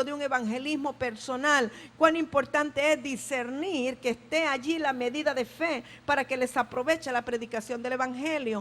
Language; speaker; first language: Spanish; native; Spanish